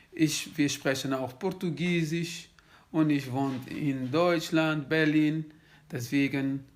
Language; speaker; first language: German; non-native, fluent; Kabuverdianu